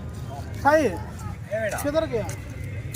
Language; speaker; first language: Hindi; non-native, local second language; Telugu